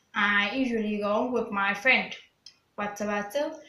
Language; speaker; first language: English; non-native, learner; Vietnamese